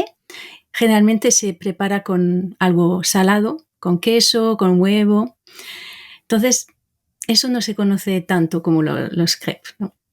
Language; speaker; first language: Spanish; non-native, fluent; French